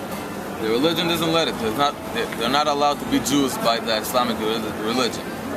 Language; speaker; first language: English; non-native, fluent; Hebrew